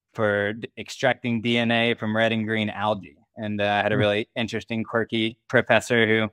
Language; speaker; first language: English; native; English